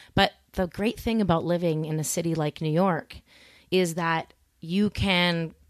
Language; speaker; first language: English; native; English